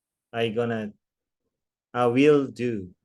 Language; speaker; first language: English; non-native, learner; Korean